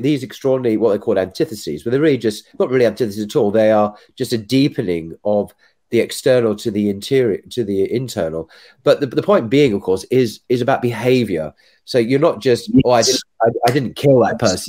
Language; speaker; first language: English; native; English